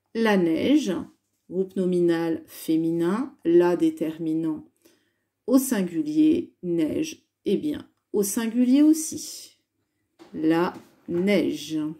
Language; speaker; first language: French; native; French